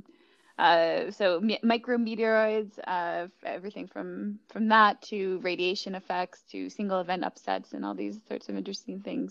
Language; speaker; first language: English; native; English